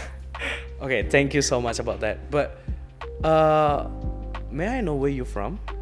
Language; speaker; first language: English; non-native, fluent; Indonesian